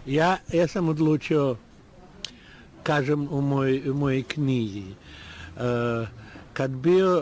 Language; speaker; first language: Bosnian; non-native, learner; Russian